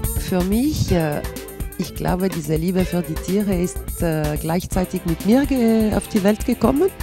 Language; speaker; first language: German; non-native, local second language; Italian